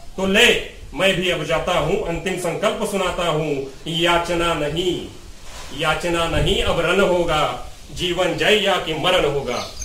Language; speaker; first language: Hindi; non-native, local second language; Marathi